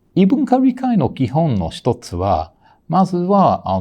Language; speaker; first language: Japanese; non-native, fluent; English